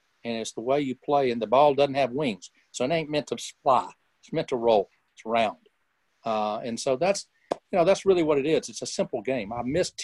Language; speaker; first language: English; native; English